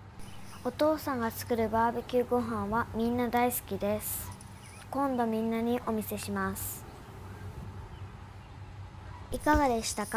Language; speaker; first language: Japanese; early bilingual, heritage; Japanese